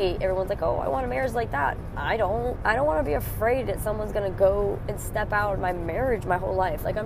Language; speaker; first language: English; native; English